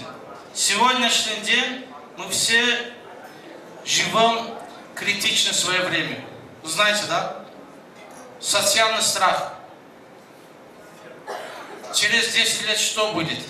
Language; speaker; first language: Russian; non-native, fluent; Azerbaijani